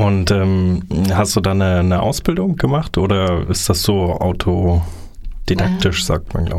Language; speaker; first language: German; native; German